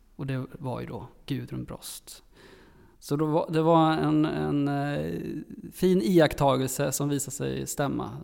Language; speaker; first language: Swedish; native; Swedish